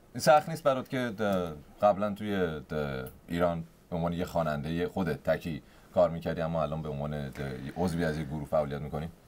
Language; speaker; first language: Persian; native; Persian